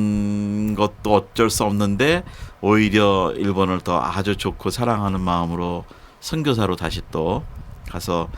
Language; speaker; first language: Korean; native; Korean